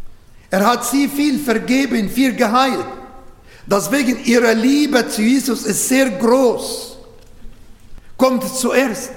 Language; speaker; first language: German; non-native, learner; Arabic